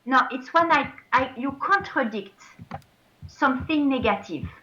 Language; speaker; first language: English; non-native, fluent; French